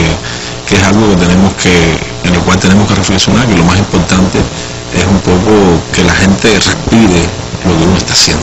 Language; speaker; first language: Spanish; native; Spanish